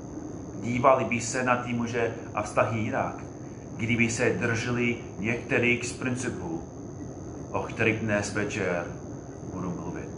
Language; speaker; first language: Czech; non-native, fluent; English